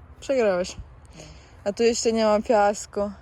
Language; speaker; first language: Polish; non-native, learner; Ukrainian